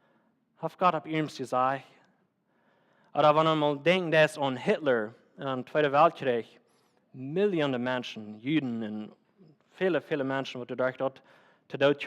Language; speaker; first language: German; non-native, learner; Plautdietsch